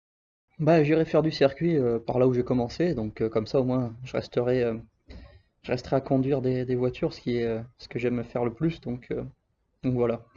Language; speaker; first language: French; native; French